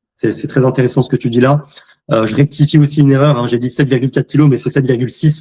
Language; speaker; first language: French; native; French